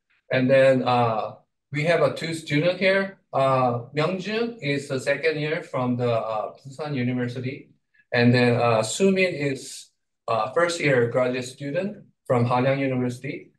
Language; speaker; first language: English; non-native, fluent; Korean